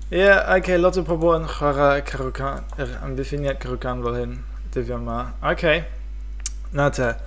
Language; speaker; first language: Welsh; non-native, fluent; English